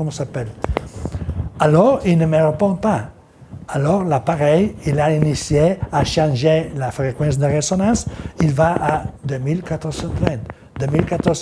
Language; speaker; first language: French; non-native, learner; Italian